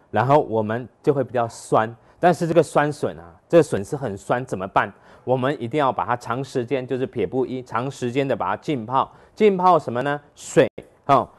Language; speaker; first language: Chinese; native; Chinese